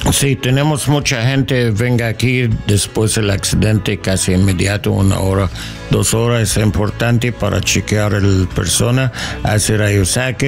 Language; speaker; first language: Spanish; non-native, learner; English